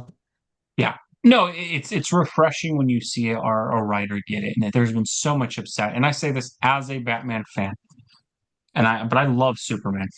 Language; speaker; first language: English; native; English